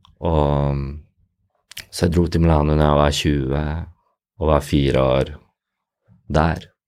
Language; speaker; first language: Norwegian; early bilingual, other home language; Bosnian